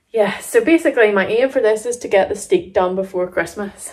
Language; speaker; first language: English; native; English